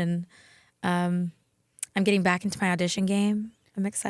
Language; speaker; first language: English; native; English